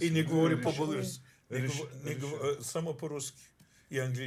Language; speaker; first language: Bulgarian; non-native, fluent; English